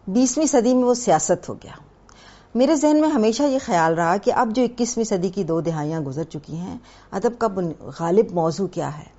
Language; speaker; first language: Urdu; native; Urdu